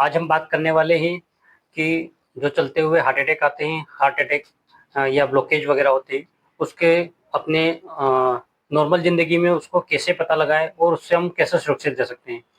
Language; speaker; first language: Hindi; native; Hindi